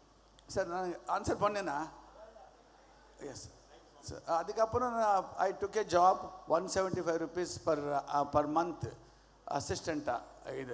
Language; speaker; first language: Tamil; non-native, learner; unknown